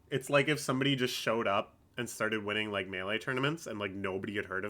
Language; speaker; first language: English; native; English